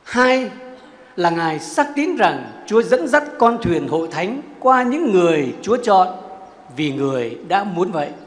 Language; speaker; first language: Vietnamese; native; Vietnamese